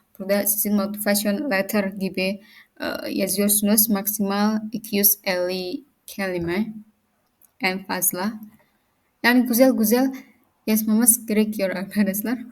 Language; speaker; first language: Turkish; non-native, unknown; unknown